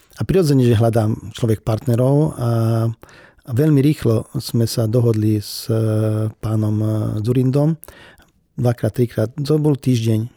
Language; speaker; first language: Slovak; non-native, local second language; Hungarian